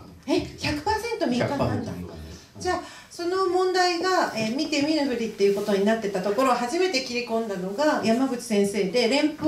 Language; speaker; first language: Japanese; native; Japanese